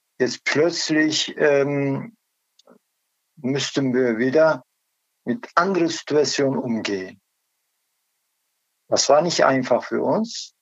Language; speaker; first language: German; non-native, learner; Turkish